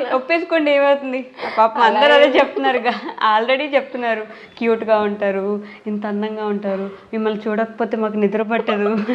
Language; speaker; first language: Telugu; native; Telugu